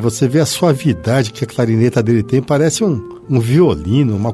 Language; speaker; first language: Portuguese; native; Portuguese